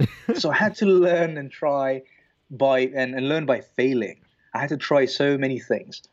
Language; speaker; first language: English; non-native, fluent; Greek